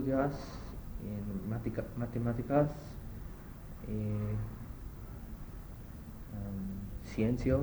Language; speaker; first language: Spanish; non-native, learner; English